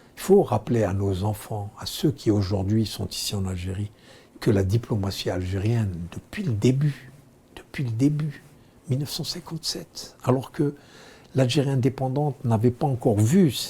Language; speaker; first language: French; non-native, local second language; Arabic